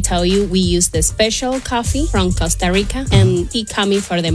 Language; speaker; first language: English; non-native, fluent; Spanish